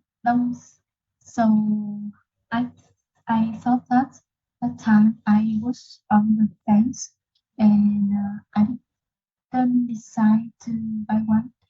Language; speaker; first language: English; non-native, learner; Vietnamese